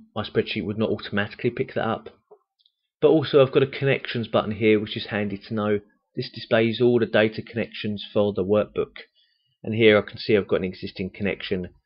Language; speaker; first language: English; native; English